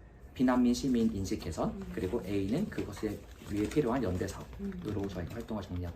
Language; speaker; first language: Korean; native; Korean